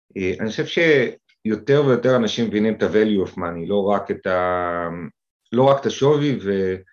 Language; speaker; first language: Hebrew; native; Hebrew